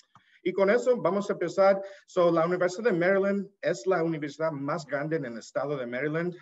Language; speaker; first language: Spanish; early bilingual, heritage; Spanish